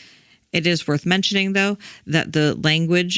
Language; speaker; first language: English; native; English